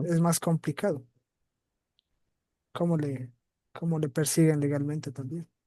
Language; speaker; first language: Spanish; native; Spanish